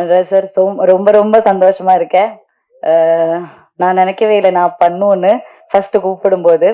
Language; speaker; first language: Tamil; non-native, learner; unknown